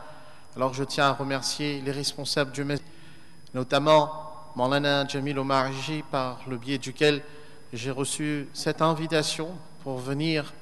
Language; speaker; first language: French; native; French